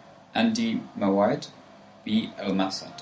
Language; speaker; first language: Arabic; non-native, learner; English